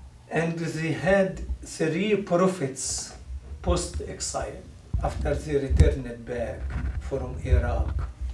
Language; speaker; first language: English; non-native, fluent; Arabic